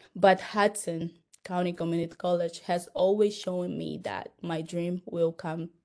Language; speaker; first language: English; non-native, fluent; Portuguese